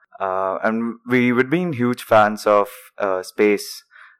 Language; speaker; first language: English; non-native, local second language; Marathi